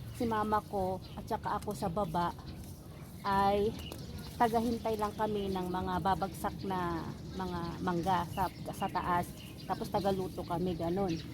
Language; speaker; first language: Filipino; non-native, local second language; Iloko